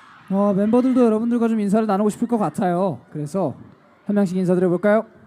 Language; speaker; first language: Korean; native; Korean